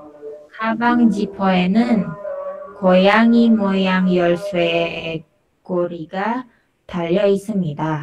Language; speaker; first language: Korean; non-native, learner; Indonesian